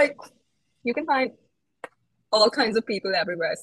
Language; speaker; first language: English; non-native, local second language; Hindi